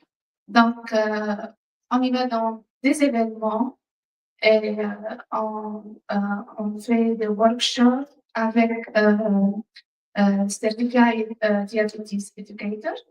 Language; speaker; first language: French; non-native, fluent; Arabic